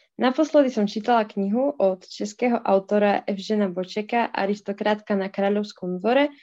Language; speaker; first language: Slovak; native; Slovak